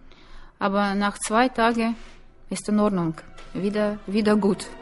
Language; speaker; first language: German; non-native, learner; Russian